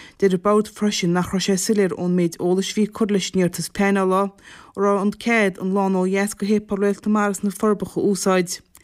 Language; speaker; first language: Irish; native; Irish